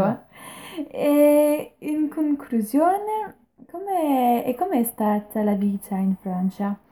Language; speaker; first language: Italian; non-native, learner; French